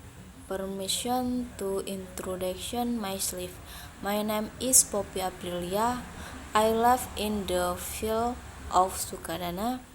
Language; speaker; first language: English; non-native, learner; Indonesian